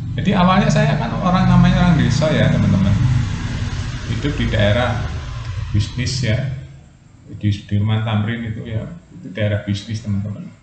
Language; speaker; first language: Indonesian; non-native, local second language; Javanese